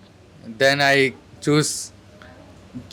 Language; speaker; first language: English; non-native, learner; Hindi